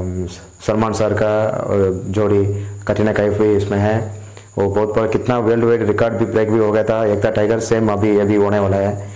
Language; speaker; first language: Hindi; non-native, local second language; Tamil